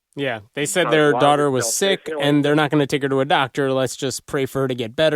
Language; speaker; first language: English; native; English